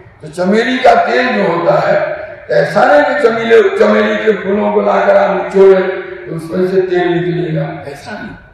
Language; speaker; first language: Urdu; non-native, local second language; Gujarati